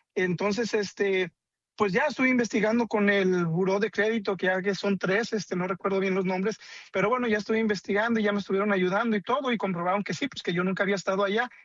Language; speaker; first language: Spanish; native; Spanish